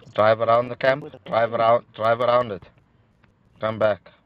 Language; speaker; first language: English; native; English